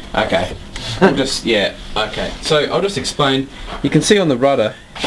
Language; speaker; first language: English; native; English